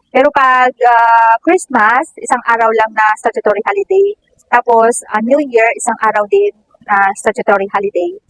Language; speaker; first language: Filipino; native; Filipino